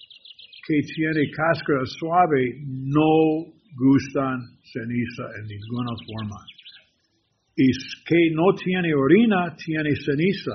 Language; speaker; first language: Spanish; non-native, learner; English